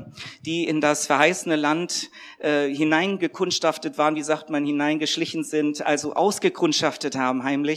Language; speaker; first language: German; native; German